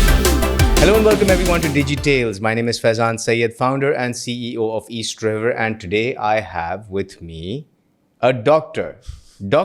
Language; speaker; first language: English; non-native, local second language; Urdu